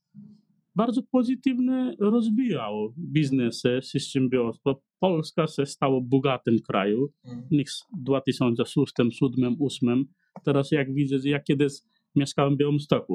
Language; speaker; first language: Polish; non-native, learner; Nepali